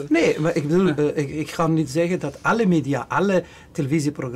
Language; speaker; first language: Dutch; non-native, learner; Persian